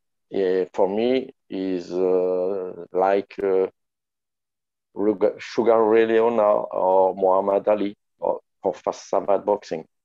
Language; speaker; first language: English; non-native, learner; French